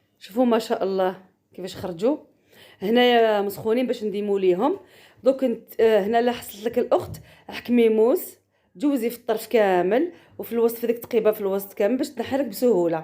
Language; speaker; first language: Arabic; native; Arabic